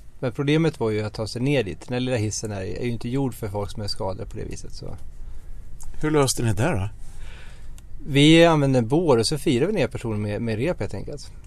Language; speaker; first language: Swedish; native; Swedish